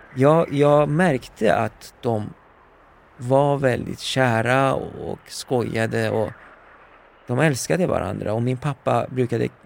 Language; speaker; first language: Swedish; early bilingual, other home language; Persian